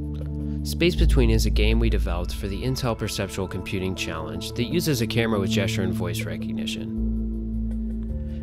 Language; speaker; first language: English; native; English